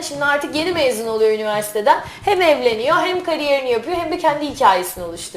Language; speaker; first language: Turkish; native; Turkish